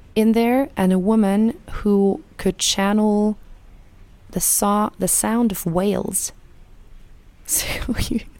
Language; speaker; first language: English; non-native, fluent; German